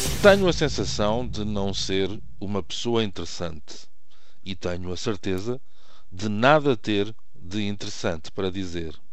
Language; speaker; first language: Portuguese; native; Portuguese